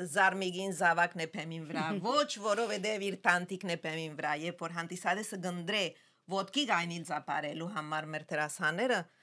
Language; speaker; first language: Armenian; early bilingual, heritage; Armenian